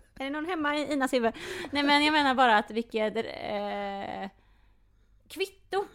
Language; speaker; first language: Swedish; early bilingual, other home language; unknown